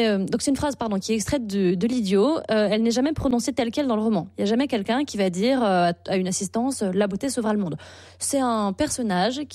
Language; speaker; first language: French; native; French